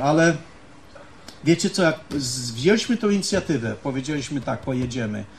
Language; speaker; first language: Polish; early bilingual, heritage; Polish